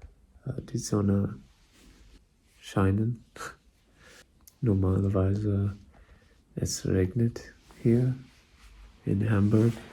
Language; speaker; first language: German; non-native, learner; English